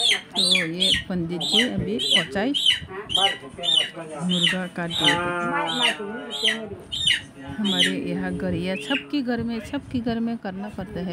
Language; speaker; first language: Hindi; non-native, local second language; Kok Borok